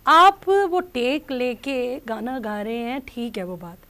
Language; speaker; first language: Hindi; native; Hindi